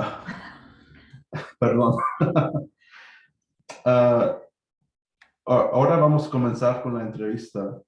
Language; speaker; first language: Spanish; early bilingual, heritage; Spanish